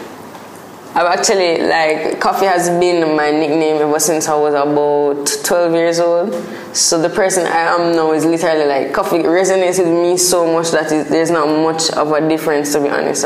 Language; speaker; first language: English; non-native, local second language; Jamaican Creole English